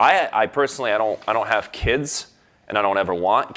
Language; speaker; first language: English; native; English